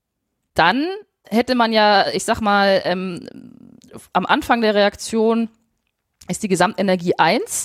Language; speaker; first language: German; native; German